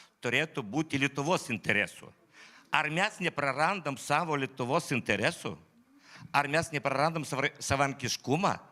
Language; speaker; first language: Lithuanian; non-native, local second language; Polish